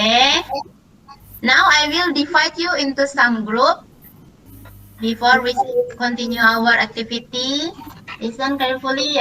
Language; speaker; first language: English; non-native, learner; Indonesian